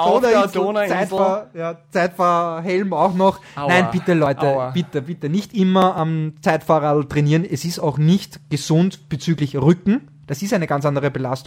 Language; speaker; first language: German; native; German